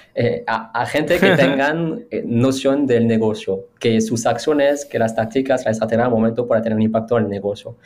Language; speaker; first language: Spanish; non-native, fluent; French